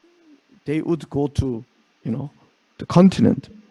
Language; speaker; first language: English; non-native, fluent; Korean